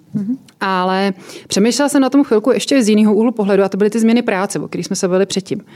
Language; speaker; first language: Czech; native; Czech